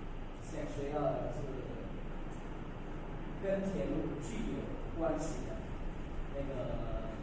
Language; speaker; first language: Chinese; non-native, fluent; Lao